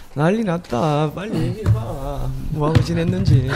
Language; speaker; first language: Korean; native; Korean